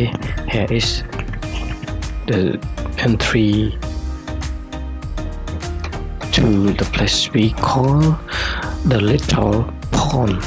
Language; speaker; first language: English; non-native, learner; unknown